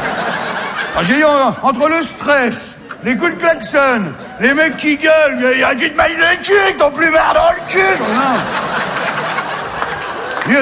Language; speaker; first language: French; native; French